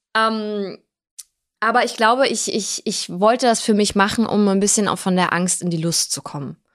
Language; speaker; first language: German; early bilingual, other home language; Russian